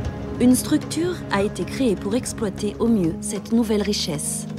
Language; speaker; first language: French; native; French